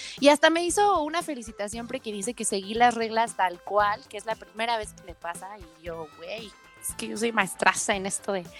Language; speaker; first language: Spanish; native; Spanish